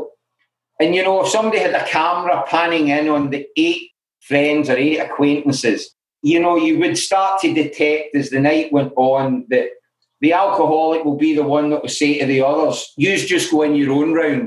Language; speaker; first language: English; native; English